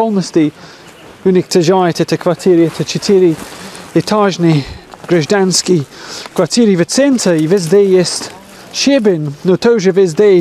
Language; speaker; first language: Russian; non-native, learner; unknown